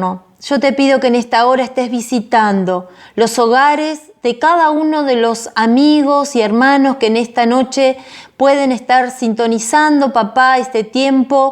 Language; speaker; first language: Spanish; native; Spanish